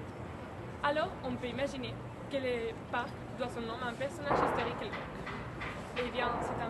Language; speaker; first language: French; native; French